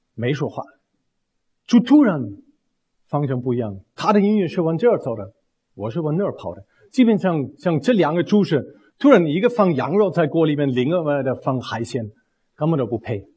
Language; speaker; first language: Chinese; non-native, fluent; German